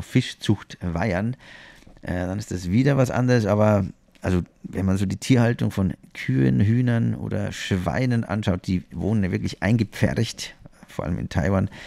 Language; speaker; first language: German; native; German